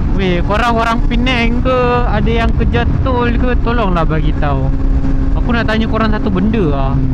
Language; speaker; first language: Malay; native; Malay